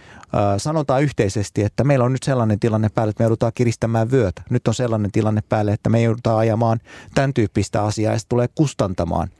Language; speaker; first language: Finnish; early bilingual, other home language; Arabic